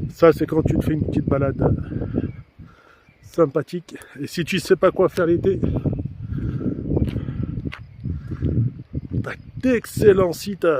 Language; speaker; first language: French; native; French